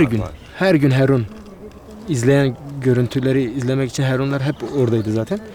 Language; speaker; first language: Turkish; non-native, local second language; Kurdish